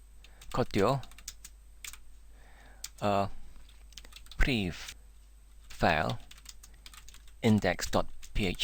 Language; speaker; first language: Welsh; non-native, learner; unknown